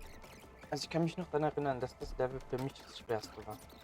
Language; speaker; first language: German; native; German